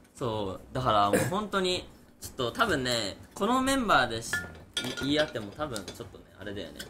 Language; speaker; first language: Japanese; native; Japanese